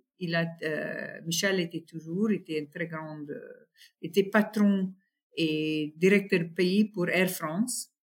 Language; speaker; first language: French; non-native, fluent; English